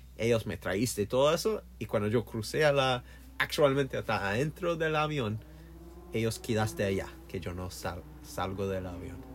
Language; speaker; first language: Spanish; non-native, learner; English